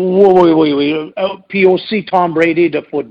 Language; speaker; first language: French; non-native, local second language; English